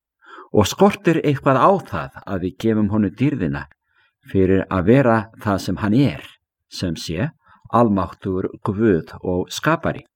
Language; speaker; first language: Icelandic; native; Icelandic